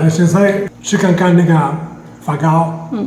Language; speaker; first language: Chinese; non-native, fluent; Italian